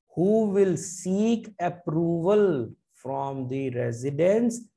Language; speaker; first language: English; non-native, local second language; Punjabi